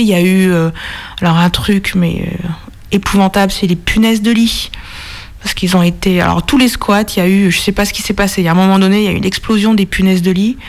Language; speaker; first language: French; native; French